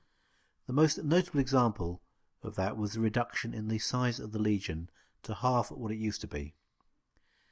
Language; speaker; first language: English; native; English